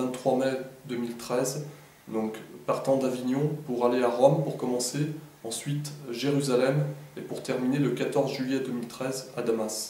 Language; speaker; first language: French; native; French